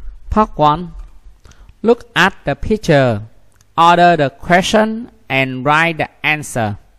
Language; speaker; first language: English; non-native, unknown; Vietnamese